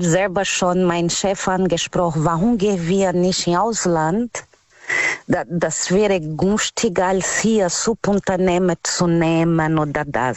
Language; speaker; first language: German; non-native, learner; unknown